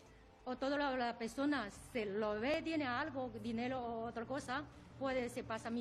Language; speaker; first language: Spanish; non-native, learner; Chinese